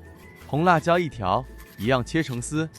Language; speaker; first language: Chinese; native; Chinese